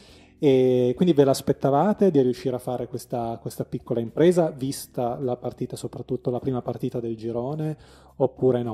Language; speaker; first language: Italian; native; Italian